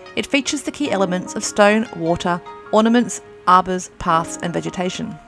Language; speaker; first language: English; native; English